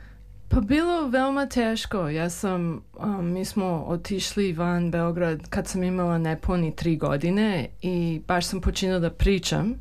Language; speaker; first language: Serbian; early bilingual, heritage; Serbian